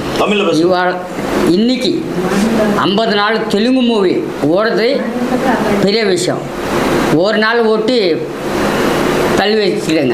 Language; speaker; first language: Tamil; non-native, learner; Telugu